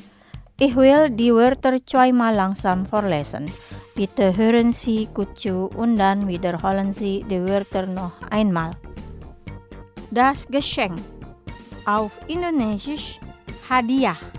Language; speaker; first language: German; non-native, fluent; Indonesian